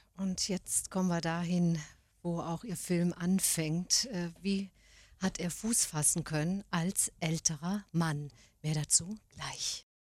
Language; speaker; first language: German; native; German